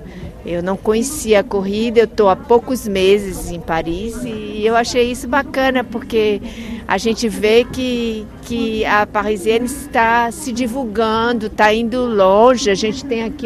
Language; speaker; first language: Portuguese; native; Portuguese